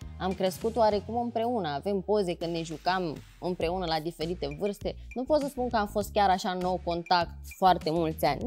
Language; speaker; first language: Romanian; native; Romanian